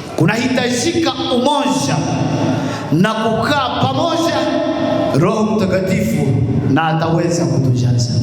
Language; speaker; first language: Swahili; native; Swahili